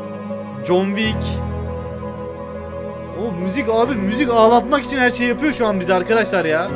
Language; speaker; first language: Turkish; native; Turkish